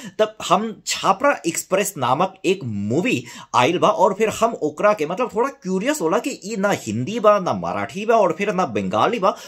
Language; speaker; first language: Bhojpuri; non-native, learner; Korean